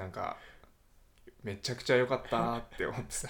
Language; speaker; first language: Japanese; native; Japanese